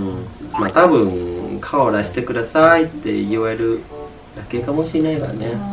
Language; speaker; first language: Japanese; non-native, fluent; Vietnamese